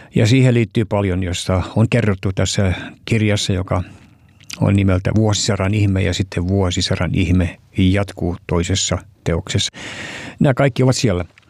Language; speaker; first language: Finnish; early bilingual, heritage; Finnish